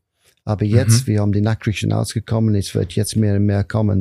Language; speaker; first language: German; non-native, fluent; English